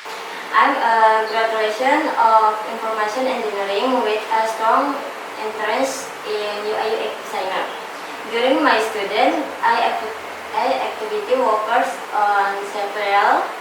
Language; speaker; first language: English; non-native, learner; Indonesian